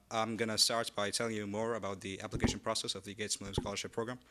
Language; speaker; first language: English; non-native, fluent; Amharic